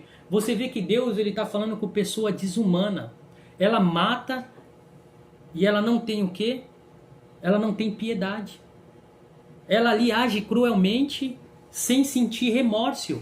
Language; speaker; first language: Portuguese; native; Portuguese